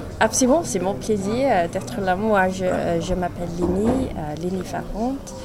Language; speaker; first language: French; non-native, learner; English